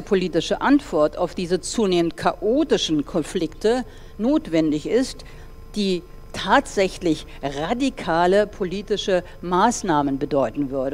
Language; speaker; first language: German; native; German